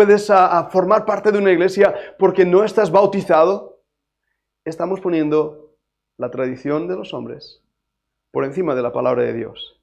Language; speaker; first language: Spanish; native; Spanish